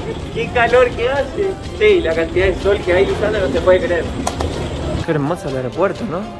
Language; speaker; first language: Spanish; native; Spanish